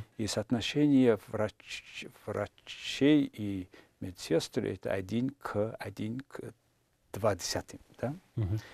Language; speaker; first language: Russian; non-native, fluent; Mongolian